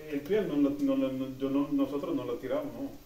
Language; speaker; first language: Spanish; non-native, learner; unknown